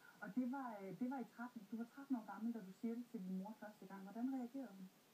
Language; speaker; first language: Danish; native; Danish